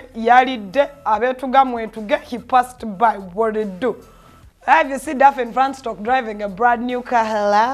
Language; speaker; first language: English; non-native, local second language; Ganda